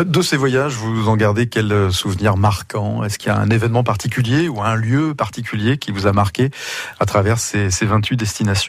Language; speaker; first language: French; native; French